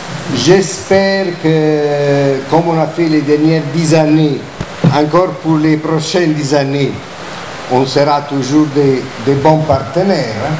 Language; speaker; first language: French; non-native, fluent; Italian